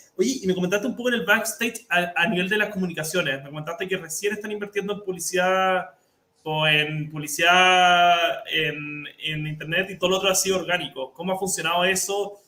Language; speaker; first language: Spanish; native; Spanish